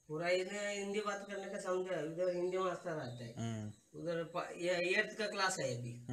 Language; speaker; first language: Hindi; non-native, local second language; Kannada